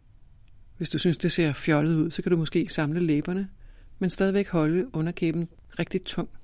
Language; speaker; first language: Danish; native; Danish